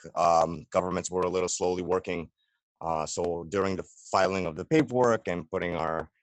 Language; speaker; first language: English; native; English